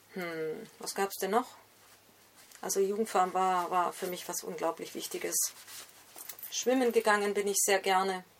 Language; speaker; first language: German; native; German